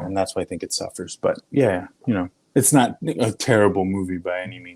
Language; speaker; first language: English; native; English